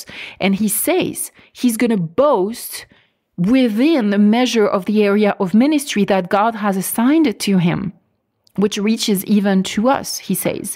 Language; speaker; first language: English; non-native, fluent; French